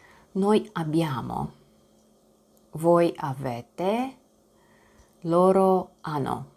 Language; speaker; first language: Italian; non-native, learner; Romanian